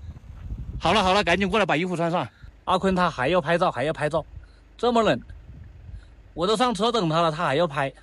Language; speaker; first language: Chinese; native; Chinese